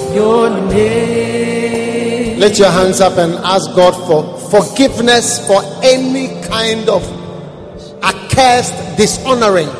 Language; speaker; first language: English; non-native, local second language; Akan